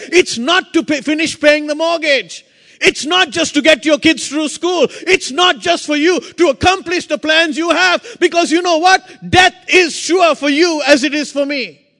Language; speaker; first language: English; non-native, local second language; Sinhala